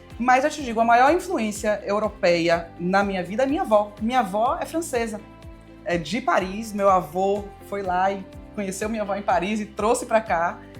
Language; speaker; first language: Portuguese; early bilingual, heritage; Portuguese